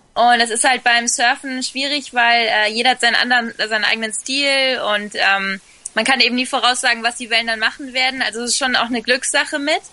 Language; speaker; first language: German; early bilingual, other home language; Spanish